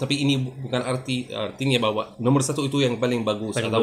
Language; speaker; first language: Indonesian; non-native, learner; French